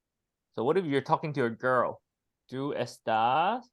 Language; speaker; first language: English; non-native, fluent; Chinese